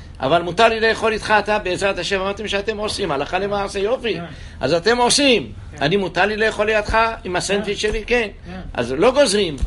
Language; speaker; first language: Hebrew; native; Hebrew